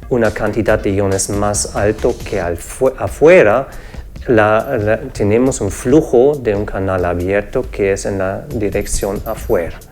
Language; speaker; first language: Spanish; non-native, fluent; German